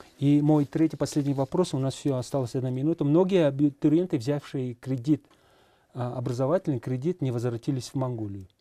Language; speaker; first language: Russian; non-native, fluent; Mongolian